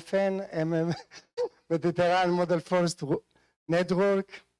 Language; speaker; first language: English; non-native, fluent; Greek